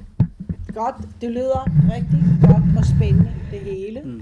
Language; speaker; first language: Danish; non-native, fluent; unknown